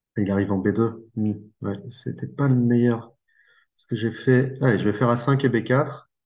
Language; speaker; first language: French; native; French